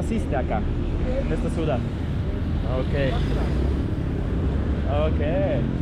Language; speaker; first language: Spanish; non-native, fluent; Russian